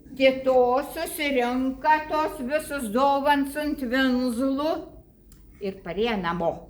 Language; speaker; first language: Lithuanian; native; Lithuanian